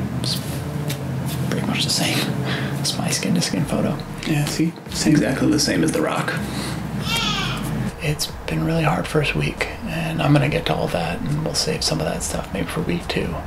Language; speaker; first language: English; native; English